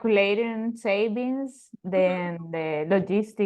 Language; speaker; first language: English; non-native, learner; Spanish